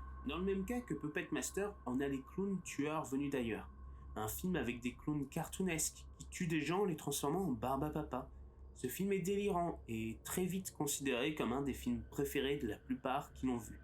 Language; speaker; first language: French; native; French